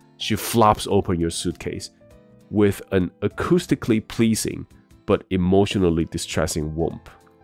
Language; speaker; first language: English; non-native, fluent; Chinese